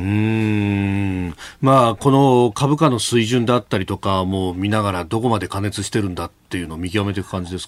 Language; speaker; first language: Japanese; native; Japanese